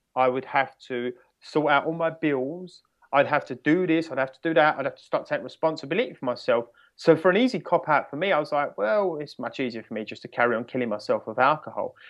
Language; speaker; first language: English; native; English